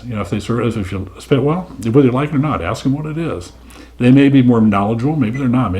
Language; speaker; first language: English; native; English